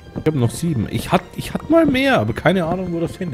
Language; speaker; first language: German; native; German